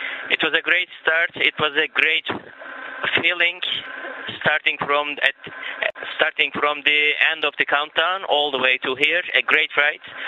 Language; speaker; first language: English; non-native, fluent; Turkish